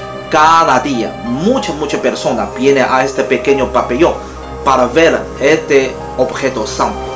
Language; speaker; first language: Spanish; non-native, fluent; Chinese